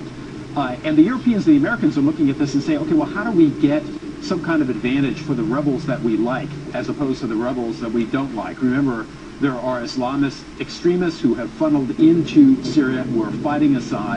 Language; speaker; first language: English; native; English